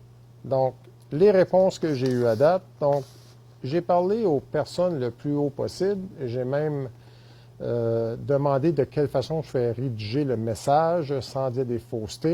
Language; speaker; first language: French; native; French